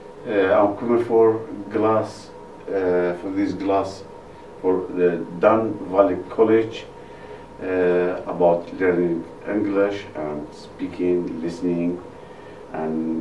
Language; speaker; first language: English; non-native, learner; Arabic